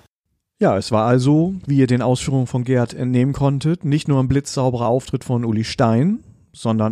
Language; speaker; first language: German; native; German